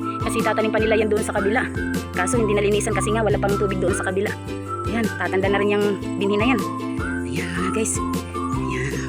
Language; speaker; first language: Filipino; non-native, local second language; Waray